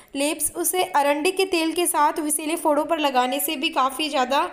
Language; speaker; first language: Hindi; native; Hindi